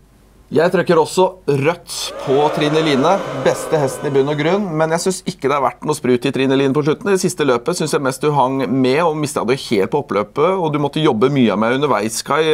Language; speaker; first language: Norwegian; native; Norwegian